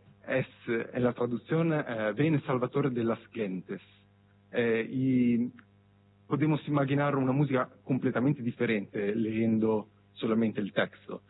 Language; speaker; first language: Spanish; non-native, fluent; Italian